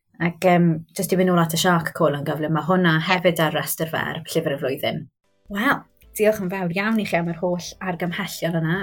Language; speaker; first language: Welsh; native; Welsh